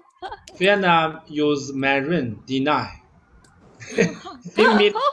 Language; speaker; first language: English; non-native, learner; Vietnamese